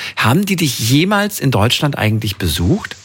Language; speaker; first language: German; native; German